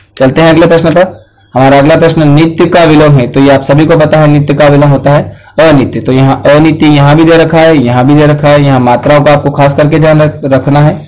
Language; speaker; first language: Hindi; native; Hindi